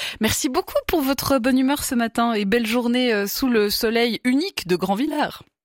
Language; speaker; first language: French; native; French